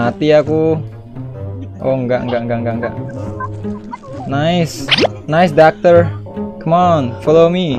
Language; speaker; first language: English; non-native, learner; Indonesian